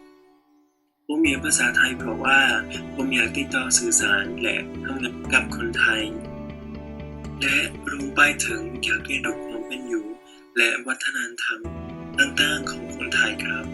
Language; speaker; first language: Thai; non-native, learner; Khmer